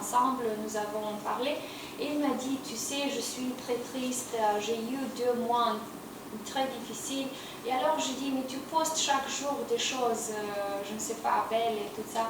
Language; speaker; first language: French; non-native, learner; Romanian